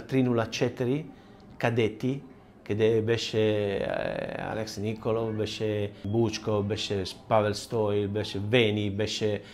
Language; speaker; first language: Bulgarian; non-native, learner; Italian